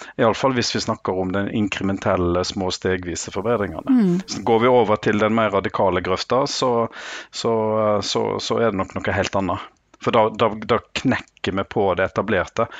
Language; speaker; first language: Norwegian; native; Norwegian